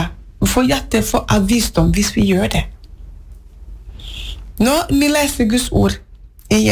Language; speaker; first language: Norwegian; non-native, fluent; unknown